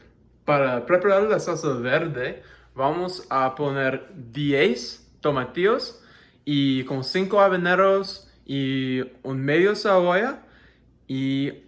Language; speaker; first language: Spanish; non-native, learner; English